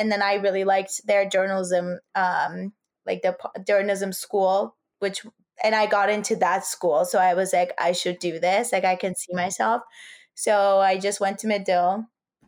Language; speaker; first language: English; non-native, fluent; Turkish